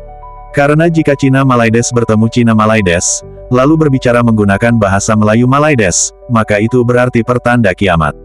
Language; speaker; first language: Indonesian; native; Indonesian